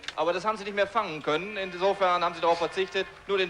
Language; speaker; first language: German; native; German